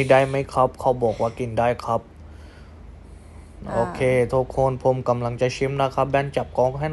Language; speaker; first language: Thai; non-native, fluent; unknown